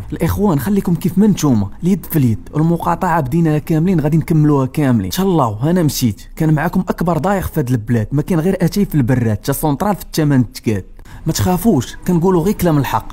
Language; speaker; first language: Arabic; native; Arabic